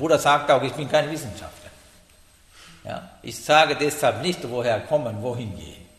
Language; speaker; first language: German; non-native, learner; Sinhala